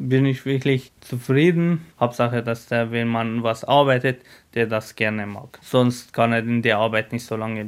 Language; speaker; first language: German; non-native, fluent; Arabic